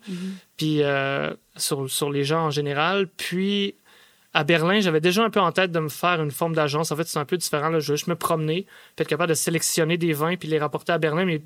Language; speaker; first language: French; native; French